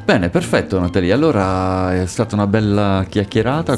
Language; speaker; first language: Italian; native; Italian